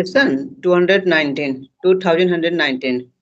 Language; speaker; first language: English; non-native, learner; Hindi